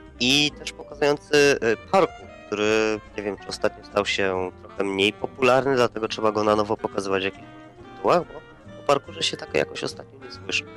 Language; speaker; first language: Polish; native; Polish